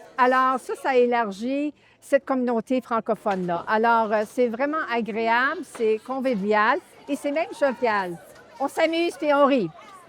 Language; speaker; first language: French; native; French